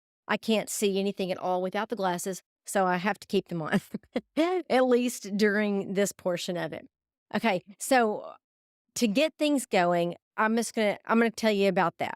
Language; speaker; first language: English; native; English